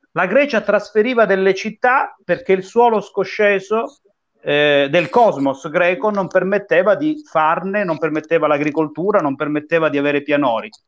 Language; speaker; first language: Italian; native; Italian